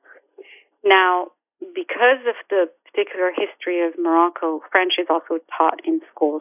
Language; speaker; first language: English; non-native, fluent; Arabic